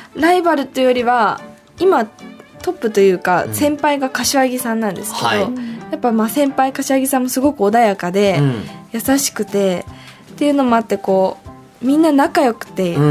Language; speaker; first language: Japanese; native; Japanese